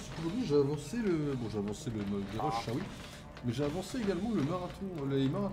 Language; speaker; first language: French; native; French